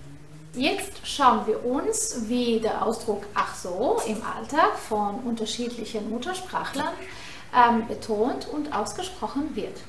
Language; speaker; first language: German; non-native, fluent; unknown